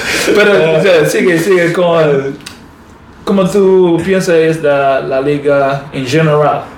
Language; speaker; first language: Spanish; non-native, learner; English